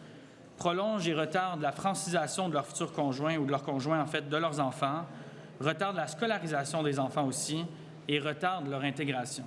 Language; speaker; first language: French; native; French